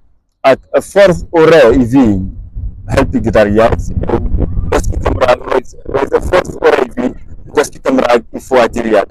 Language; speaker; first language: Welsh; non-native, fluent; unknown